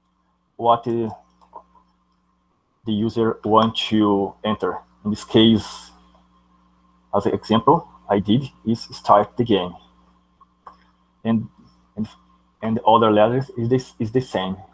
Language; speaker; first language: English; non-native, learner; Portuguese